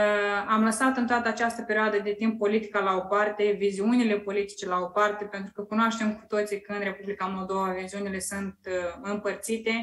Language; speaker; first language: Romanian; native; Romanian